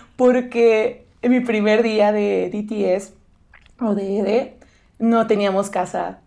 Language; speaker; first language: Spanish; native; Spanish